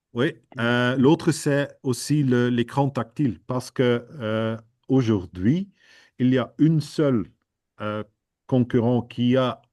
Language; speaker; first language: French; non-native, fluent; Dutch